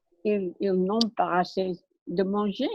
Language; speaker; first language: French; non-native, learner; English